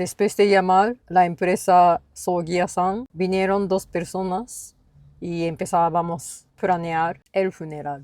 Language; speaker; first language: Spanish; non-native, learner; Japanese